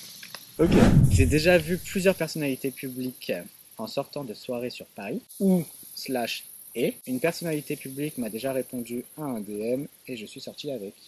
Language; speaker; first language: French; native; French